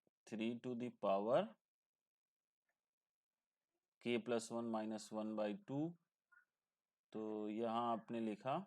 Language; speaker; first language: Hindi; native; Hindi